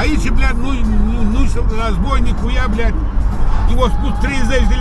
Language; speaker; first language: Romanian; non-native, local second language; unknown